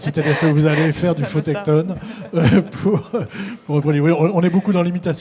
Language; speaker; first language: French; native; French